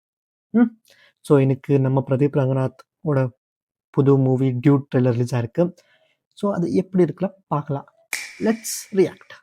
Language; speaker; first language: Tamil; non-native, learner; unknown